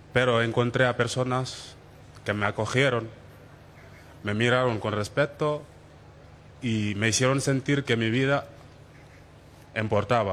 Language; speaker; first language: Spanish; non-native, fluent; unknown